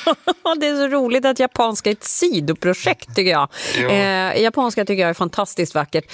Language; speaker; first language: Swedish; native; Swedish